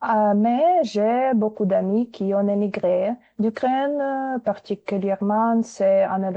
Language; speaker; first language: French; non-native, learner; Ukrainian